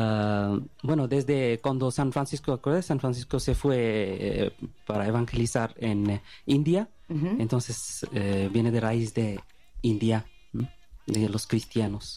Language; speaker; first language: Spanish; non-native, learner; Bangla